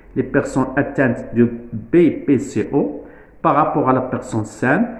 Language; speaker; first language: French; non-native, local second language; Arabic